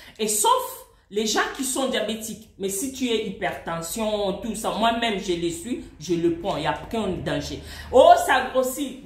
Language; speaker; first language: French; non-native, local second language; Swahili